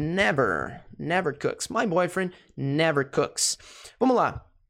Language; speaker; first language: English; non-native, fluent; Portuguese